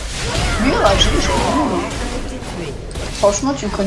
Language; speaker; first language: French; native; French